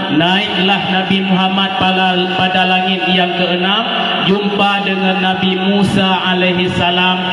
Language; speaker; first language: Malay; non-native, local second language; Achinese